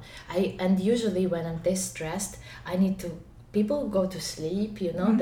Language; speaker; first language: English; non-native, fluent; Ukrainian